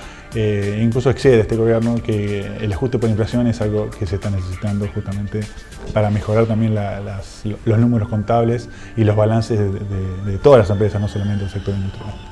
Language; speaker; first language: Spanish; native; Spanish